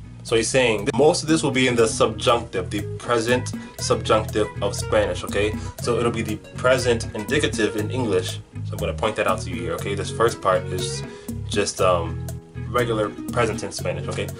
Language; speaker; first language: English; native; English